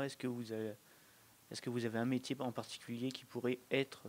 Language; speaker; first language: French; native; French